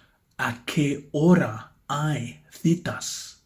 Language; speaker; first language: Spanish; non-native, fluent; English